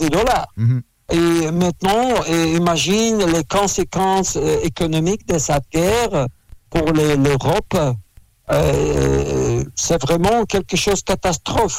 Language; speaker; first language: French; non-native, learner; Russian